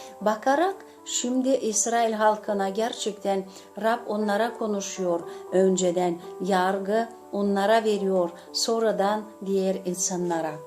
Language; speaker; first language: Turkish; non-native, fluent; Gagauz